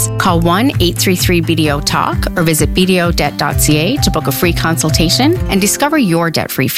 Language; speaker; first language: English; native; English